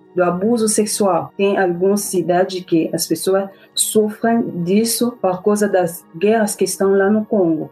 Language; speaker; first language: Portuguese; non-native, fluent; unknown